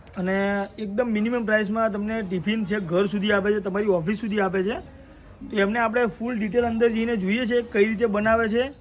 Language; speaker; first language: Gujarati; native; Gujarati